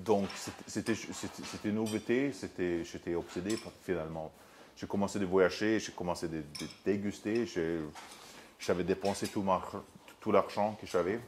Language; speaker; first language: French; non-native, fluent; Swedish